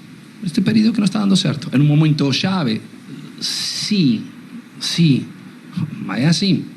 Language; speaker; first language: Portuguese; non-native, learner; Spanish